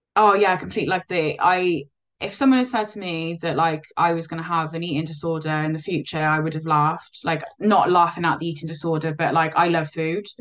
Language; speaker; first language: English; native; English